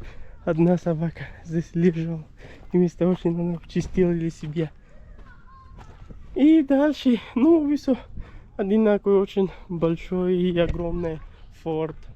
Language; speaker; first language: Russian; non-native, learner; Pashto